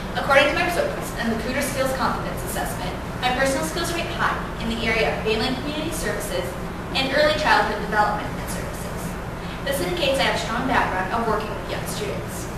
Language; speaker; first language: English; native; English